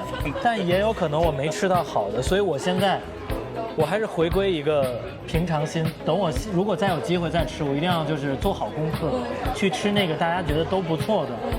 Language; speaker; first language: Chinese; native; Chinese